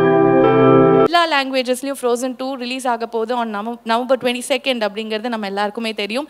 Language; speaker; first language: Tamil; native; Tamil